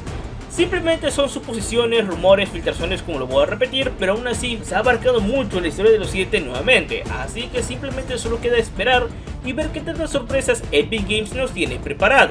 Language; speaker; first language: Spanish; native; Spanish